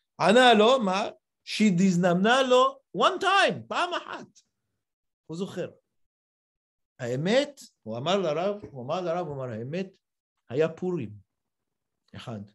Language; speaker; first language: Hebrew; non-native, fluent; English